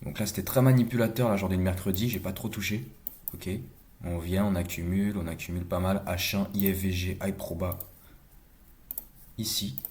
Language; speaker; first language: French; native; French